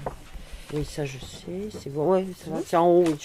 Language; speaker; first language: French; native; French